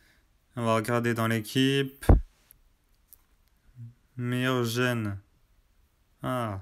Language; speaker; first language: French; native; French